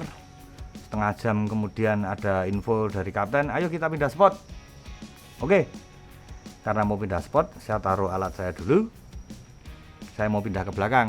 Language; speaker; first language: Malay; non-native, local second language; Javanese